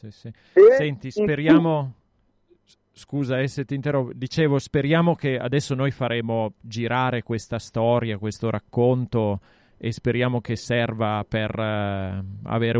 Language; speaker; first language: Italian; native; Italian